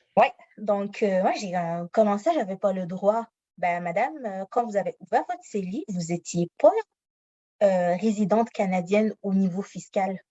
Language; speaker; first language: French; non-native, local second language; Arabic